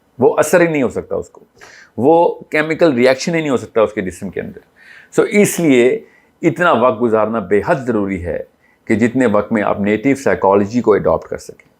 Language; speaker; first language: Urdu; native; Urdu